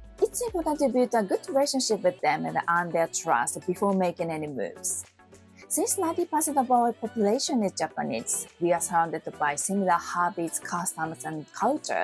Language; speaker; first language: English; non-native, fluent; Japanese